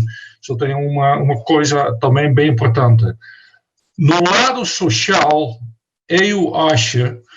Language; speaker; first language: Portuguese; non-native, fluent; Dutch